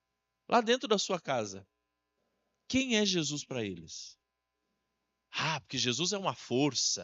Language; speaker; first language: Portuguese; native; Portuguese